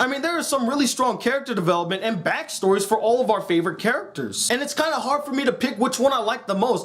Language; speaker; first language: English; native; English